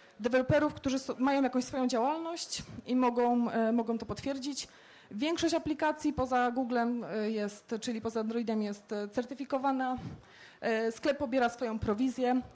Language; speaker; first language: Polish; native; Polish